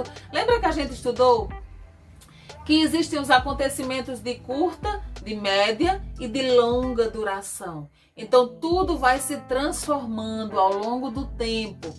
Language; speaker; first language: Portuguese; native; Portuguese